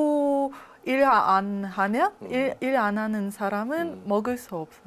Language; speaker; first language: Korean; non-native, learner; Russian